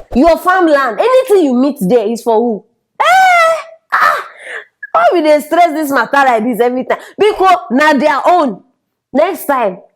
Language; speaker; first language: Nigerian Pidgin; native; Nigerian Pidgin